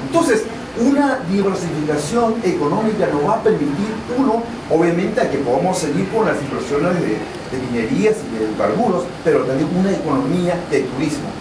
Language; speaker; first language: Spanish; non-native, local second language; Shipibo-Conibo